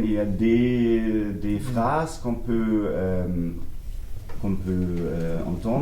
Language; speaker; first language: French; non-native, learner; German